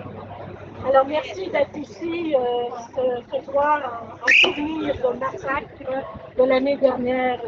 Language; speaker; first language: French; native; French